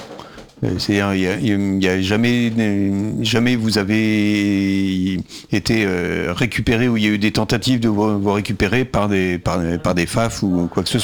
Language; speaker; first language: French; native; French